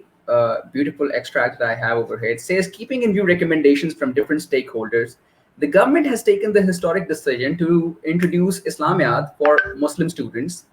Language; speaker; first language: English; non-native, local second language; Urdu